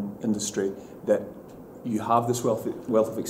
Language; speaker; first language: English; native; English